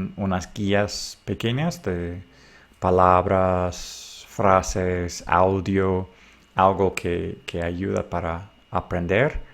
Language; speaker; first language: Spanish; non-native, fluent; English